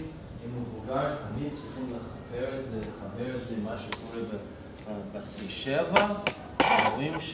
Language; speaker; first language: Hebrew; non-native, fluent; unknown